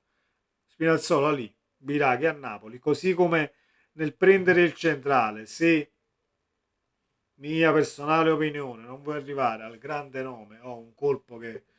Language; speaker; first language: Italian; native; Italian